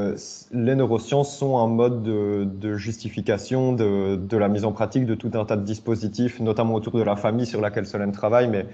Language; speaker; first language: French; native; French